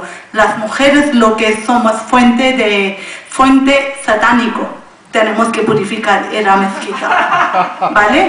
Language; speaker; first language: Spanish; non-native, learner; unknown